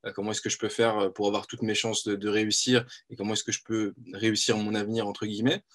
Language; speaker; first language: French; native; French